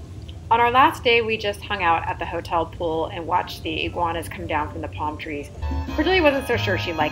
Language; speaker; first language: English; native; English